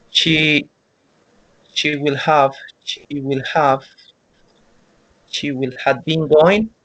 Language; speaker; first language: English; non-native, learner; Spanish